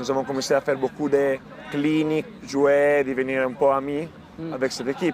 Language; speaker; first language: French; non-native, learner; Italian